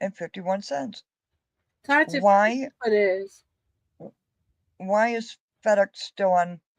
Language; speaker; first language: English; native; English